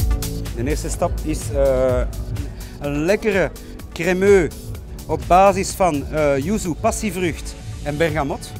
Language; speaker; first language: Dutch; native; Dutch